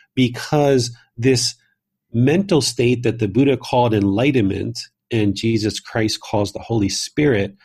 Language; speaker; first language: English; native; English